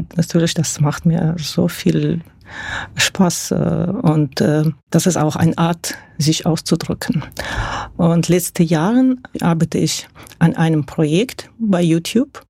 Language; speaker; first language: German; non-native, fluent; Russian